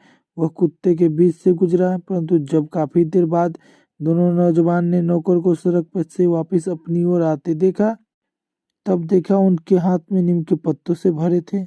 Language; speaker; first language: Hindi; native; Hindi